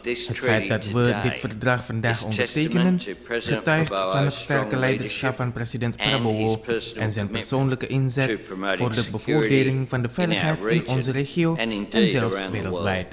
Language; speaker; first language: Dutch; non-native, fluent; Indonesian